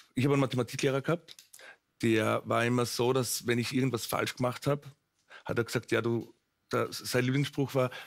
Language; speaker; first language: German; native; German